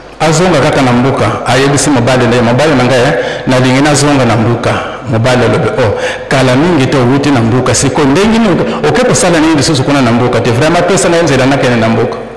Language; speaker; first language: Lingala; non-native, local second language; Kongo